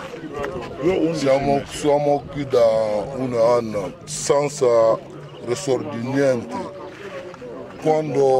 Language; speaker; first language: Italian; non-native, learner; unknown